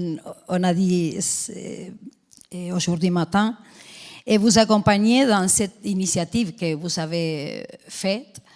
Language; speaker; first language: French; non-native, fluent; Spanish